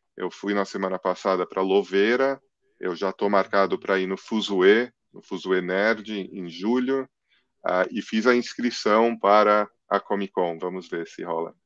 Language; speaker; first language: Portuguese; early bilingual, other home language; English